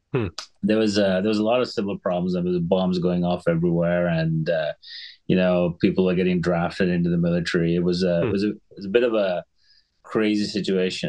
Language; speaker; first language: English; non-native, local second language; Sinhala